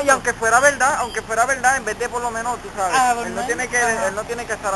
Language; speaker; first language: Spanish; native; Spanish